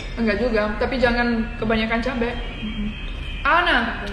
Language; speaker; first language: Indonesian; non-native, fluent; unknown